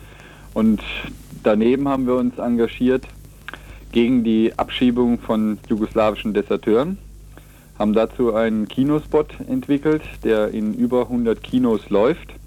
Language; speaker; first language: German; native; German